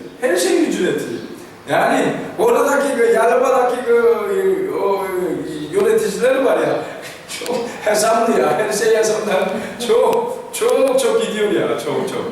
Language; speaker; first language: Turkish; non-native, fluent; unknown